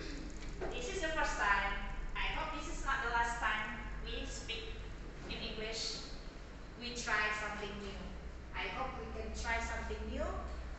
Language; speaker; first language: English; non-native, learner; Indonesian